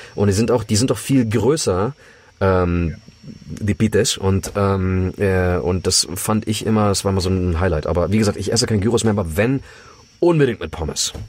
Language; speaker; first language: German; early bilingual, other home language; Greek